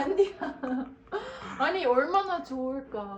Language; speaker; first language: Korean; non-native, learner; Dutch